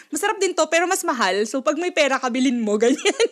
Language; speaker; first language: Filipino; non-native, local second language; Pampanga